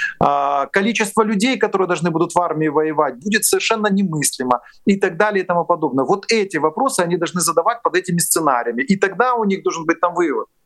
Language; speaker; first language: Russian; non-native, local second language; Ukrainian